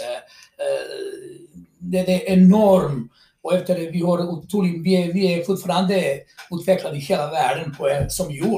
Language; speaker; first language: Swedish; non-native, fluent; Croatian